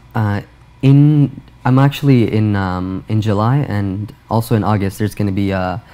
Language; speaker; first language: English; native; English